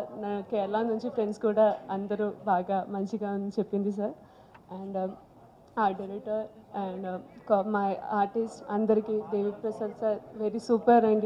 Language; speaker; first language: Telugu; non-native, learner; Malayalam